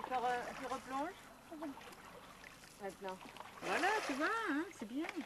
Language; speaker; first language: French; native; French